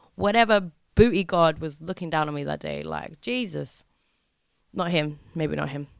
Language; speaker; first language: English; native; English